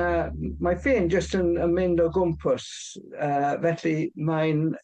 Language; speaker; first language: Welsh; non-native, fluent; English